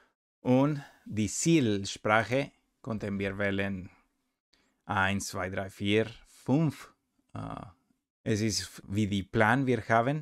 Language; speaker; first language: German; non-native, learner; Spanish